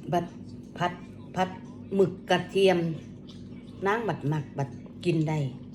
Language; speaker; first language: Thai; native; Thai